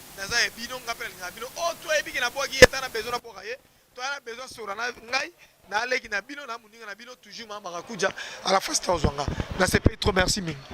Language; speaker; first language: Lingala; native; Lingala